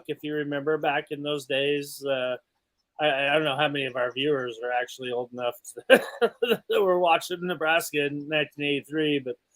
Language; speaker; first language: English; native; English